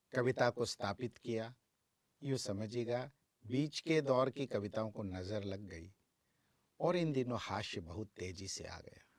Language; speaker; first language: Hindi; native; Hindi